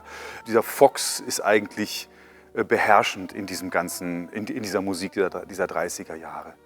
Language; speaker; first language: German; native; German